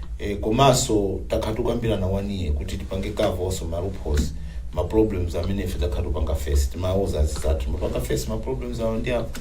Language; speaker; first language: Nyanja; non-native, local second language; Tumbuka